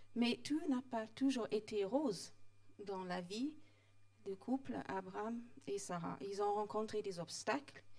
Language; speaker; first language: French; non-native, fluent; English